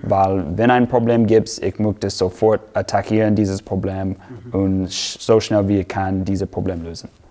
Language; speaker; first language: German; non-native, fluent; English